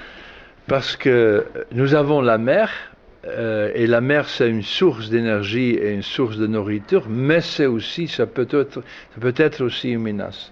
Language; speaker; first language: French; non-native, fluent; Dutch